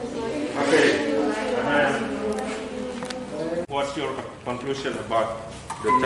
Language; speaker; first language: English; non-native, fluent; Indonesian